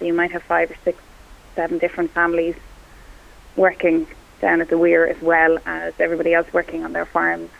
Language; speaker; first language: English; non-native, local second language; Irish